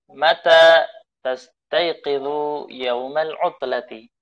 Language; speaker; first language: Arabic; non-native, fluent; Indonesian